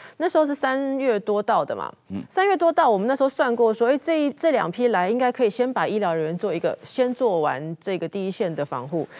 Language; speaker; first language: Chinese; native; Chinese